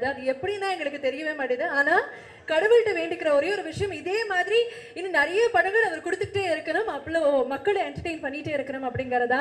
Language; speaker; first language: Tamil; native; Tamil